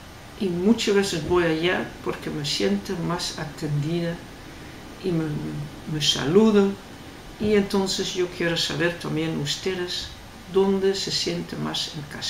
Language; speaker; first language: Spanish; non-native, fluent; Dutch